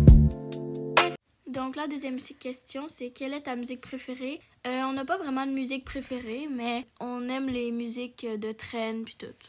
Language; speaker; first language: French; native; French